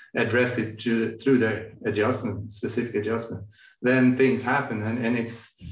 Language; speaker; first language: English; non-native, fluent; Swedish